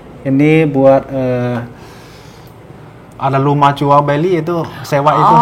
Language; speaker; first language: Indonesian; non-native, learner; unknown